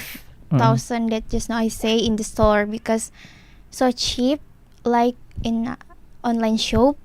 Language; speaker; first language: English; non-native, learner; Indonesian